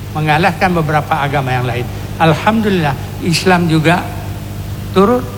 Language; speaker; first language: Indonesian; non-native, local second language; Achinese